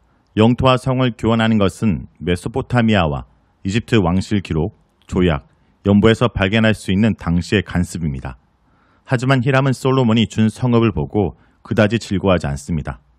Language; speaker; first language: Korean; native; Korean